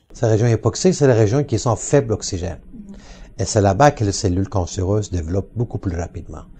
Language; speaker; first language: French; non-native, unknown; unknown